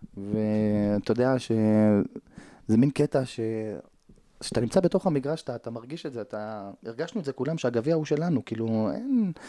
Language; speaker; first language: Hebrew; native; Hebrew